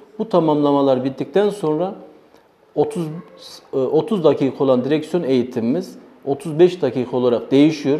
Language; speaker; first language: Turkish; early bilingual, heritage; Turkish